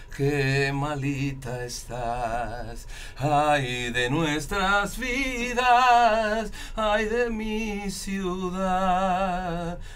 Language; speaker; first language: Spanish; native; Spanish